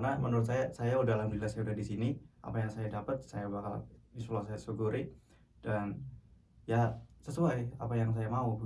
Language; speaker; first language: Indonesian; native; Indonesian